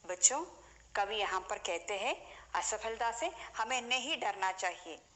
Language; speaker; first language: Hindi; non-native, local second language; Malayalam